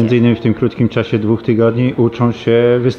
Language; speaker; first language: Polish; native; Polish